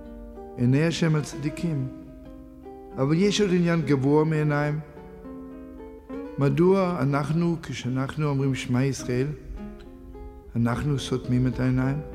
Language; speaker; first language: Hebrew; non-native, fluent; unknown